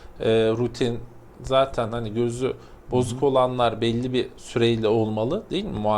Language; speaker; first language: Turkish; native; Turkish